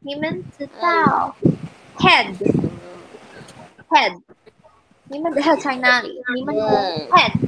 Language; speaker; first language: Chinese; non-native, learner; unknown